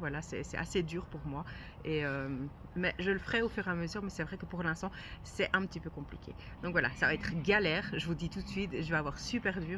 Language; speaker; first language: French; native; French